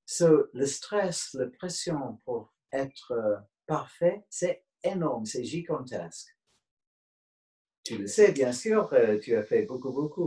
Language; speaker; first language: French; non-native, fluent; English